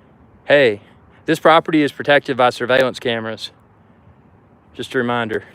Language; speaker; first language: English; native; English